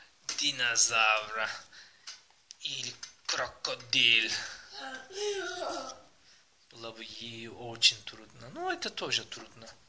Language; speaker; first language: Russian; non-native, learner; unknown